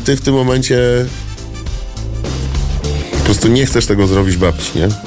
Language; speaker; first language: Polish; native; Polish